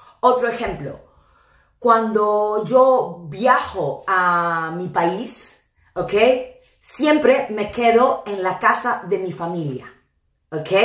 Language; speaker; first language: Spanish; non-native, fluent; English